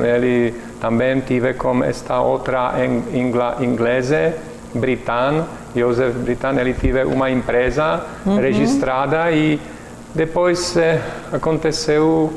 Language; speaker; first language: Portuguese; non-native, learner; Czech